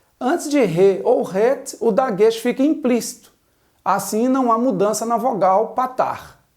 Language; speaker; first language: Portuguese; native; Portuguese